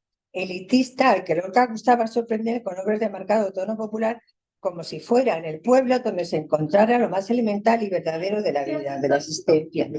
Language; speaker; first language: Spanish; native; Spanish